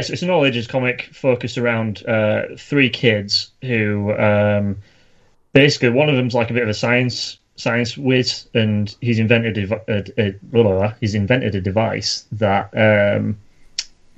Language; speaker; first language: English; native; English